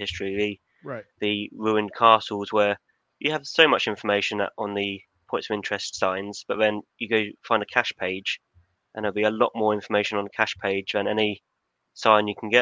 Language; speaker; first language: English; native; English